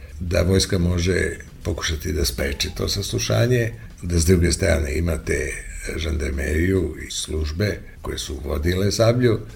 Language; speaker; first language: Serbian; native; Serbian